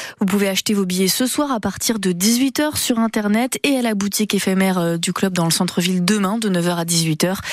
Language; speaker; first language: French; native; French